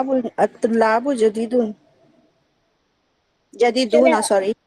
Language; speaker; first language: Arabic; non-native, learner; Urdu